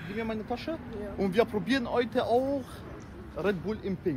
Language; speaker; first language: German; early bilingual, other home language; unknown